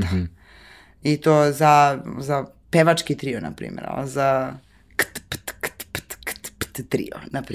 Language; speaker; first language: Serbian; native; Serbian